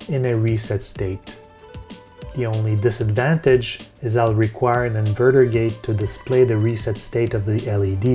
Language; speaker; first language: English; native; English